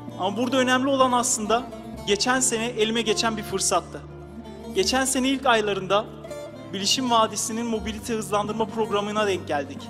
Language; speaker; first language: Turkish; early bilingual, heritage; Turkish